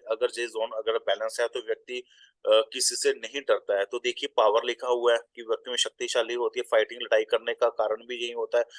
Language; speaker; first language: Hindi; non-native, local second language; Punjabi